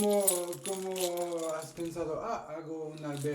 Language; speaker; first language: Spanish; non-native, learner; French